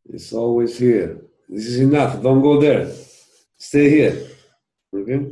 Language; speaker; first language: English; non-native, fluent; Spanish